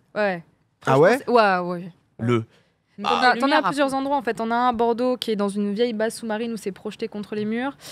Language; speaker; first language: French; native; French